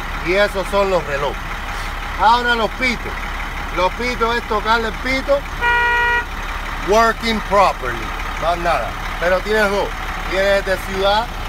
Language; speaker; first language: Spanish; native; Spanish